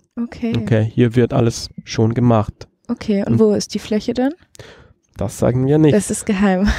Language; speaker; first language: German; non-native, fluent; Italian